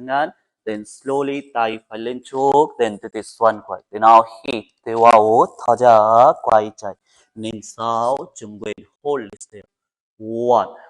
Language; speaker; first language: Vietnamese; non-native, learner; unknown